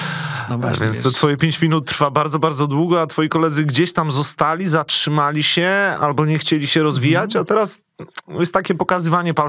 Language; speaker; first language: Polish; native; Polish